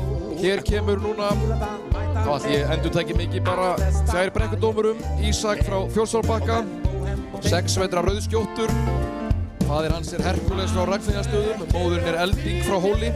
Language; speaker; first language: Icelandic; native; Icelandic